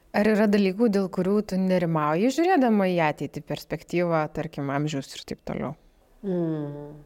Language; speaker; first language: Lithuanian; native; Lithuanian